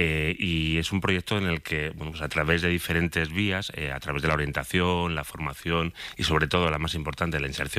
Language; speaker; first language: Spanish; native; Spanish